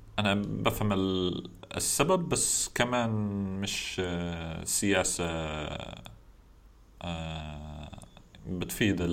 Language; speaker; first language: Arabic; non-native, learner; English